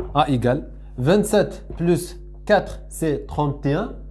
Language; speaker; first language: French; non-native, local second language; Arabic